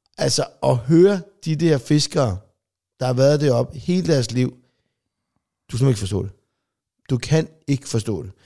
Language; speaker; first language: Danish; native; Danish